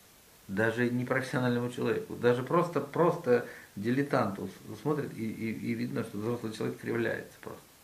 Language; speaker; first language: Russian; native; Russian